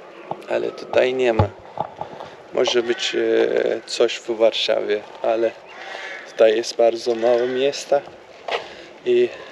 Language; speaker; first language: Polish; non-native, learner; Turkish